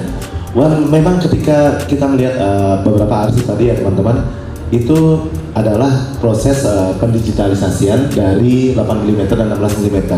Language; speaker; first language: Indonesian; native; Indonesian